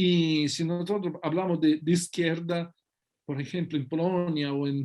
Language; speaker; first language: Spanish; non-native, fluent; Italian